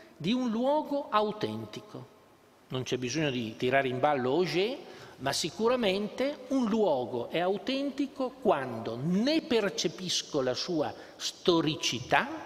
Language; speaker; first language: Italian; native; Italian